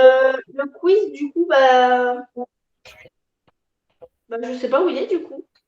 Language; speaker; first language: French; native; French